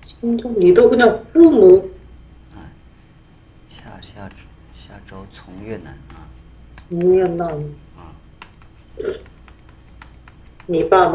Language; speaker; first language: Chinese; non-native, learner; Korean